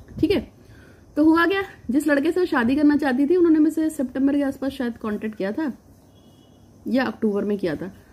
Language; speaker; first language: Hindi; native; Hindi